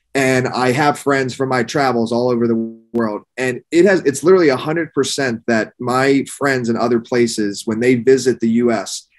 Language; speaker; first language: English; native; English